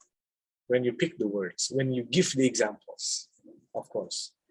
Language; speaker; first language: English; non-native, fluent; Indonesian